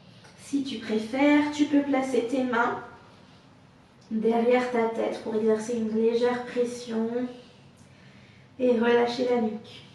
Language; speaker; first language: French; native; French